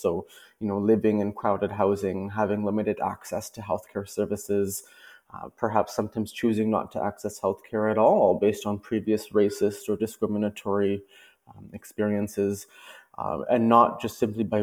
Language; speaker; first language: English; native; English